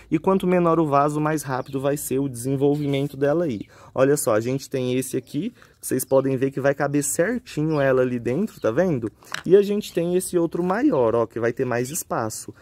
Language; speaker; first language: Portuguese; native; Portuguese